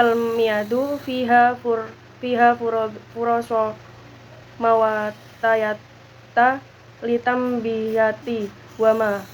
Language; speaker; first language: Arabic; non-native, learner; Indonesian